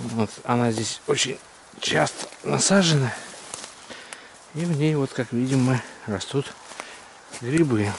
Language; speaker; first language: Russian; native; Russian